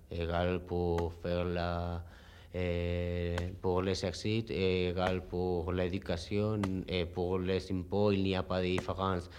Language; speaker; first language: French; non-native, learner; Spanish